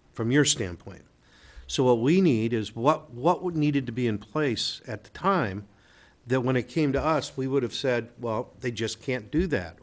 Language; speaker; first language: English; native; English